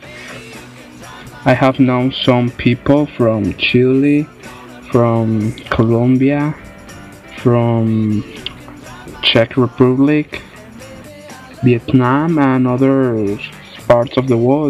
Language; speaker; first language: English; non-native, fluent; Spanish